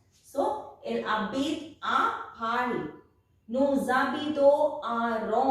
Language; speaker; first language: French; non-native, fluent; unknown